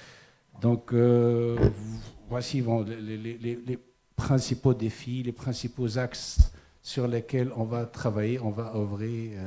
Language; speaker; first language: French; non-native, local second language; Arabic